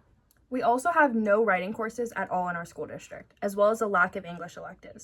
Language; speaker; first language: English; native; English